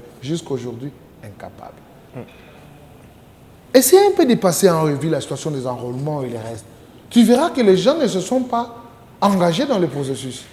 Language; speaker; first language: French; non-native, local second language; Lingala